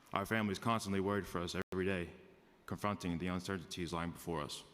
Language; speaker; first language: English; native; English